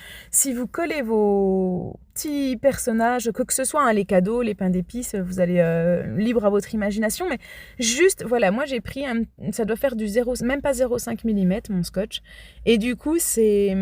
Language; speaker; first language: French; native; French